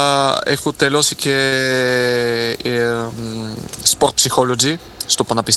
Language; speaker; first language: Greek; non-native, fluent; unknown